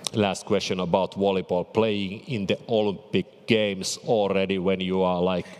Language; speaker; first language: English; non-native, fluent; Finnish